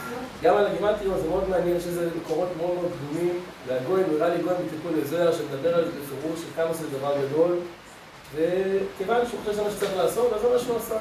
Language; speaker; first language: Hebrew; native; Hebrew